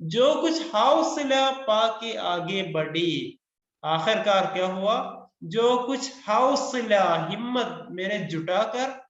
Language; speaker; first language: Hindi; non-native, local second language; Malayalam